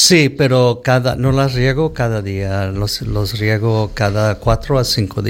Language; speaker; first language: Spanish; early bilingual, heritage; Spanish